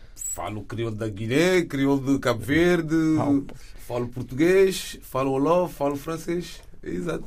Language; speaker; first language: Portuguese; non-native, fluent; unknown